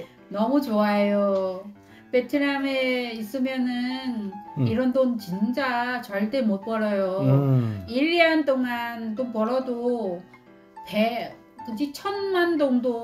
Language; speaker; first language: Korean; non-native, local second language; Vietnamese